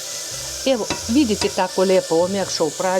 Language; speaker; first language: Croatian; non-native, fluent; Russian